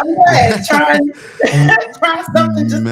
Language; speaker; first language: English; native; English